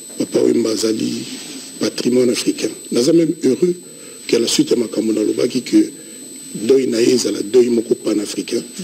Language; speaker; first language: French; non-native, local second language; Lingala